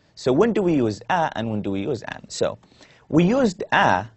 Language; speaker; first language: English; non-native, fluent; Arabic